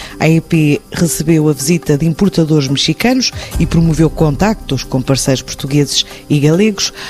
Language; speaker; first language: Portuguese; native; Portuguese